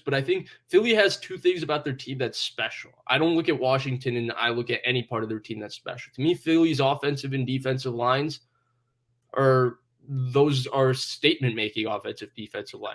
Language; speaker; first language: English; native; English